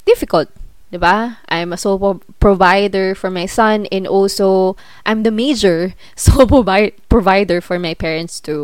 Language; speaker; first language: English; non-native, local second language; Filipino